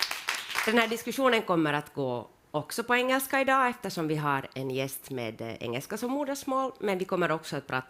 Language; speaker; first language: Swedish; native; Swedish